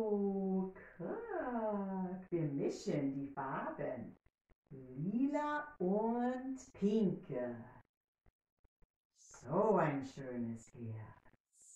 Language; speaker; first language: German; non-native, learner; English